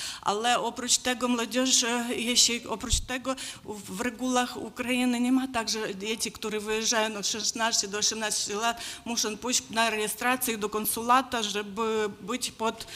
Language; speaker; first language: Polish; non-native, learner; Ukrainian